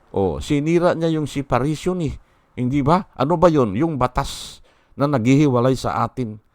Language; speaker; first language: Filipino; native; Filipino